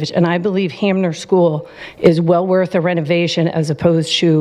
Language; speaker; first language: English; native; English